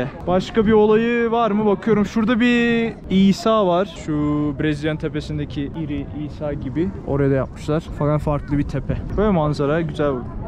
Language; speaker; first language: Turkish; native; Turkish